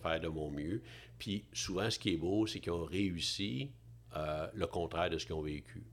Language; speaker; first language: French; native; French